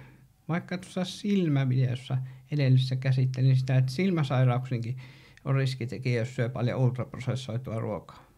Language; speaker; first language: Finnish; native; Finnish